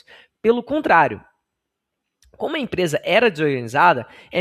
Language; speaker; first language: Portuguese; native; Portuguese